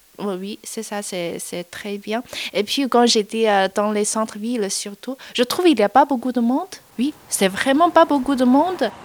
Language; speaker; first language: French; non-native, learner; Chinese